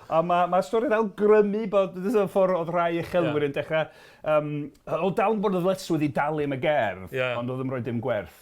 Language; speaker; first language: Welsh; non-native, fluent; English